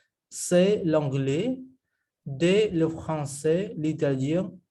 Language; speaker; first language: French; non-native, fluent; Khmer